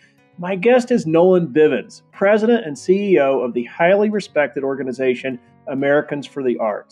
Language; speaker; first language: English; native; English